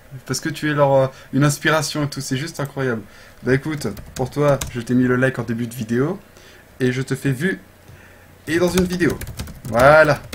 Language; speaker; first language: French; native; French